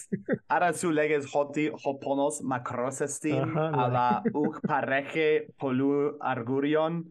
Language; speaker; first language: Greek; non-native, fluent; English